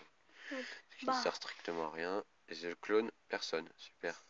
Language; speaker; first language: French; native; French